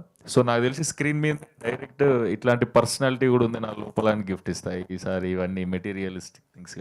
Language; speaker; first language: Telugu; native; Telugu